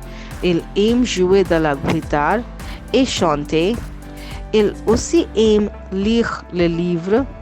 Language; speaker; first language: French; non-native, learner; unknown